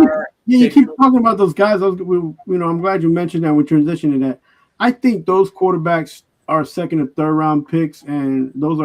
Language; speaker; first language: English; native; English